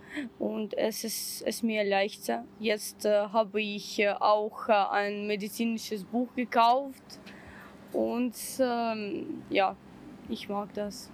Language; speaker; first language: German; non-native, fluent; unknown